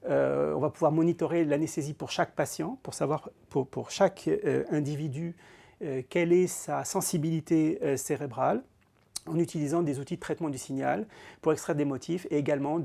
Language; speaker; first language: French; native; French